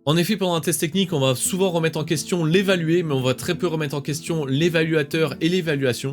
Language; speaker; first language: French; native; French